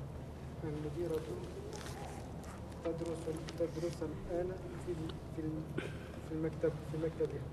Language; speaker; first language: Arabic; non-native, learner; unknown